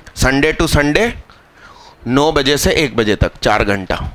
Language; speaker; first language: Hindi; non-native, local second language; Gujarati